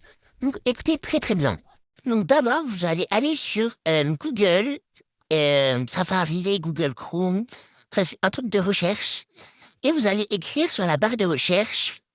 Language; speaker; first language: French; native; French